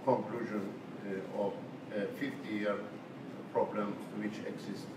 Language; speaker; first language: English; non-native, fluent; Turkish